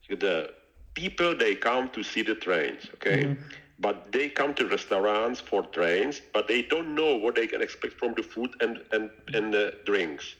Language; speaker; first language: English; non-native, learner; Czech